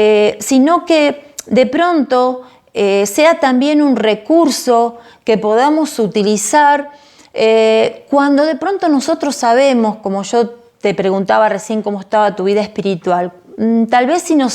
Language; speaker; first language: Spanish; native; Spanish